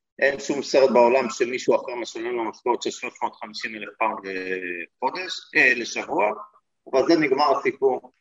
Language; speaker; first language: Hebrew; native; Hebrew